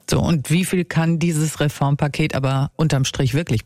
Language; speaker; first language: German; native; German